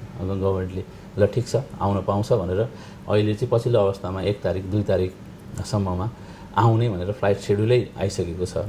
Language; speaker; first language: Nepali; native; Nepali